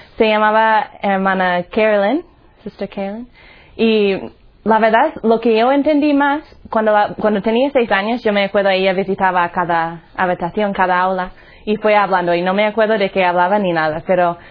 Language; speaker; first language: Spanish; non-native, fluent; English